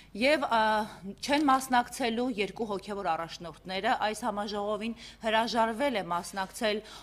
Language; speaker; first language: Armenian; native; Armenian